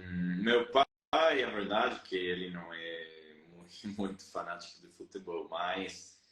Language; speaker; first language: Portuguese; non-native, fluent; Spanish